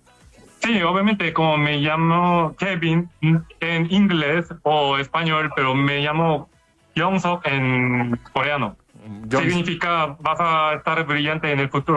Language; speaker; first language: Spanish; non-native, learner; Korean